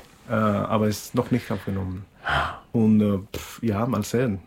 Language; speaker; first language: German; non-native, fluent; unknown